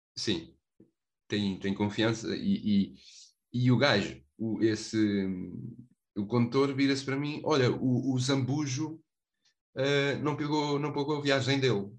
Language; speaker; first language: Portuguese; native; Portuguese